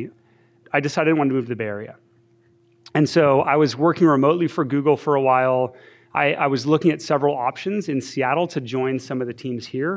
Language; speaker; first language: English; native; English